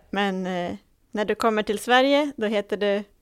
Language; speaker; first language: Swedish; native; Swedish